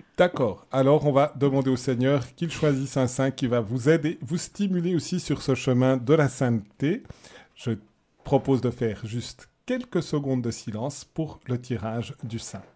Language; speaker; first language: French; native; French